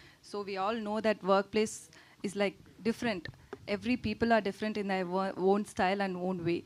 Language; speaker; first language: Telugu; non-native, learner; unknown